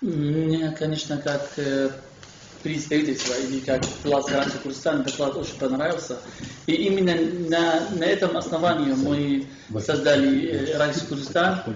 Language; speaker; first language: Russian; non-native, fluent; Kurdish